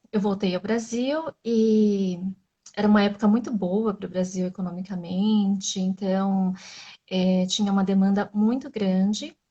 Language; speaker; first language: Portuguese; native; Portuguese